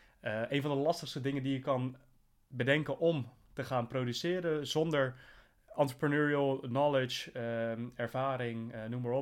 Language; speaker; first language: Dutch; native; Dutch